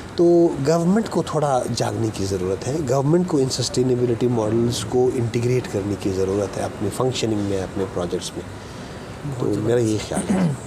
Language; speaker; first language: Urdu; non-native, local second language; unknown